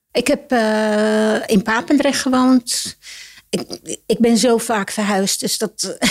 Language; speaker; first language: Dutch; early bilingual, other home language; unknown